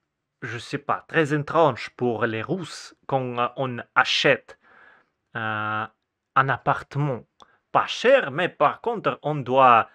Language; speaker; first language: French; non-native, fluent; Russian